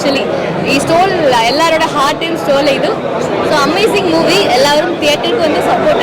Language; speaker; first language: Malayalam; non-native, learner; Tamil